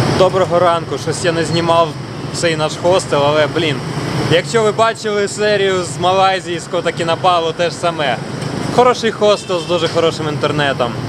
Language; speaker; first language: Ukrainian; non-native, local second language; Russian